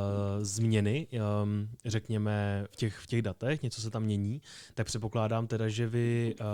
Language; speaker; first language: Czech; native; Czech